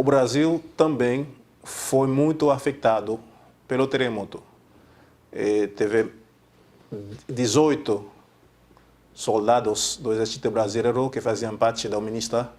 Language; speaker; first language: Portuguese; non-native, fluent; Haitian Creole